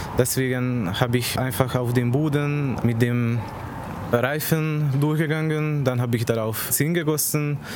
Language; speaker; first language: German; non-native, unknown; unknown